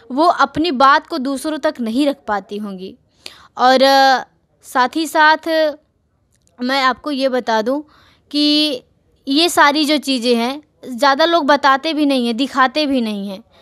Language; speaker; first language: Hindi; native; Hindi